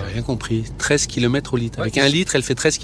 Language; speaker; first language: French; native; French